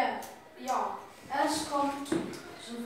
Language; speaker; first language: German; non-native, learner; English